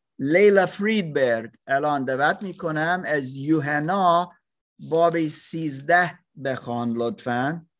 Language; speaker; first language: Persian; non-native, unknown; English